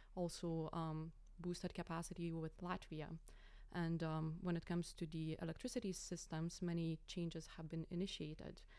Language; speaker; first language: English; non-native, fluent; Lithuanian